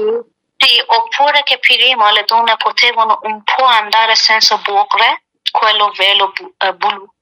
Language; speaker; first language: Italian; non-native, learner; Persian